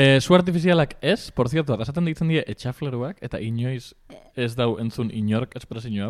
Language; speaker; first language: Basque; non-native, local second language; Spanish